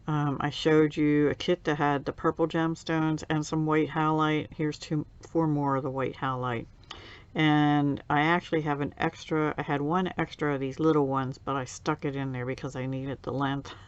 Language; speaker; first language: English; native; English